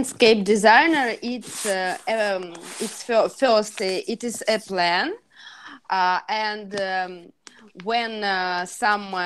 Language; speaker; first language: English; non-native, learner; Russian